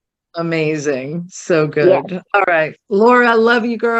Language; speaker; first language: English; native; English